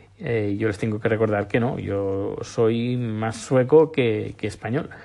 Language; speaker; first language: Spanish; native; Spanish